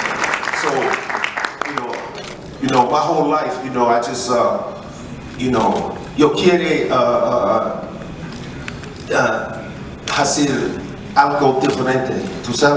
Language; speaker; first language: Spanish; non-native, learner; English